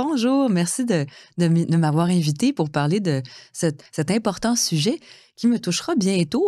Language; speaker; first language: French; native; French